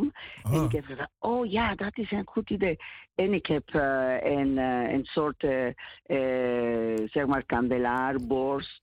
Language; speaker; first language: Dutch; non-native, learner; Spanish